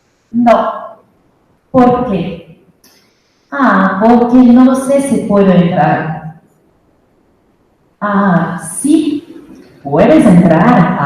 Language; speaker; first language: Spanish; non-native, fluent; Portuguese